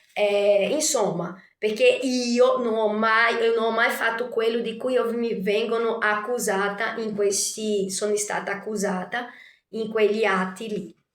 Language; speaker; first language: Italian; non-native, fluent; Portuguese